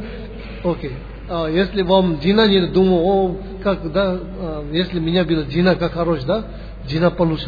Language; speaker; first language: Russian; non-native, learner; Tibetan